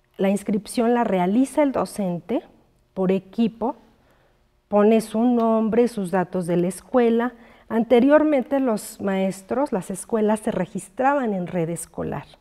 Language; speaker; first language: Spanish; native; Spanish